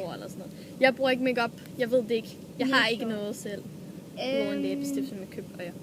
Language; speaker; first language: Danish; native; Danish